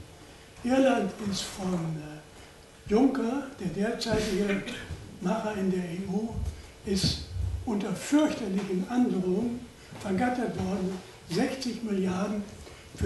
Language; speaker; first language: German; native; German